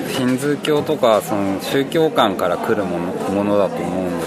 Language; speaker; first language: Japanese; early bilingual, heritage; Japanese